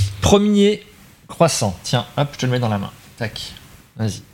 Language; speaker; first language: French; native; French